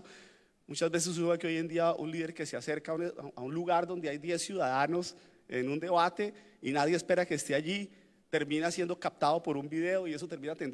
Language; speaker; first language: Spanish; native; Spanish